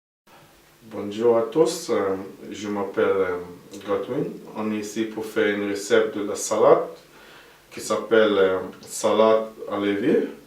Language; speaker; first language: French; non-native, fluent; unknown